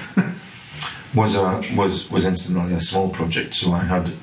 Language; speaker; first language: English; native; English